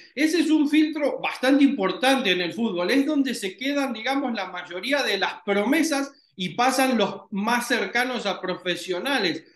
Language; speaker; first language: Spanish; native; Spanish